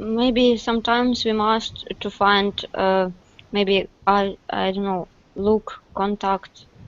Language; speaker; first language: English; non-native, learner; Russian